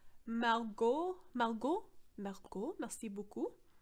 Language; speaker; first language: French; native; French